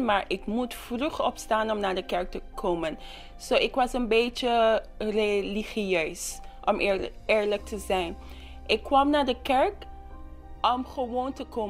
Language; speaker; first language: Dutch; non-native, local second language; English